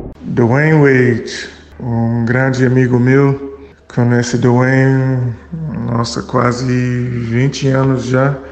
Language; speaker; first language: Portuguese; non-native, fluent; English